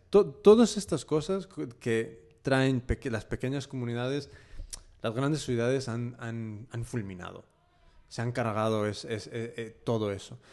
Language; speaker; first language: Spanish; early bilingual, heritage; Spanish